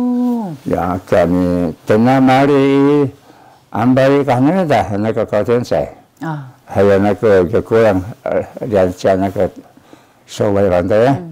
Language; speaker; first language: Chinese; non-native, local second language; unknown